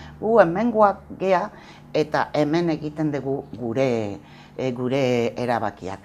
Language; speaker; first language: Basque; non-native, local second language; Spanish